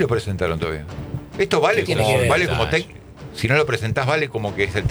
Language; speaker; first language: Spanish; native; Spanish